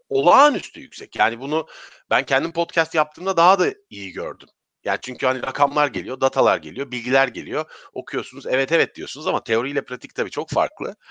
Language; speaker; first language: Turkish; native; Turkish